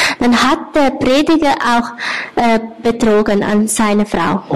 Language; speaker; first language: German; non-native, learner; Thai